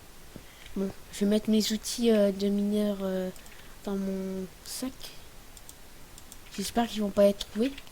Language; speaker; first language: French; native; French